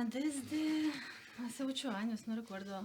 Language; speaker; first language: Spanish; non-native, learner; Ukrainian